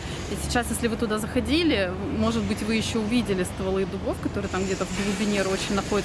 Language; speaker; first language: Russian; native; Russian